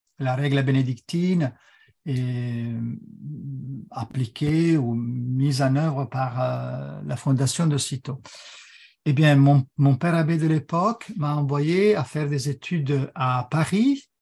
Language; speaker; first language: French; non-native, fluent; Italian